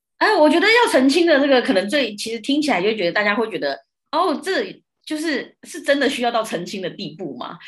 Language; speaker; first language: Chinese; early bilingual, heritage; Chinese